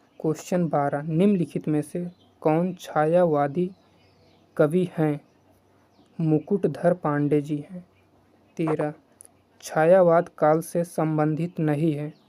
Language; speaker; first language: Hindi; native; Hindi